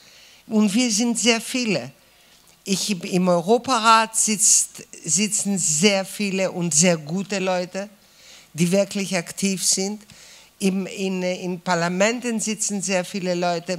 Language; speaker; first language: German; non-native, fluent; Greek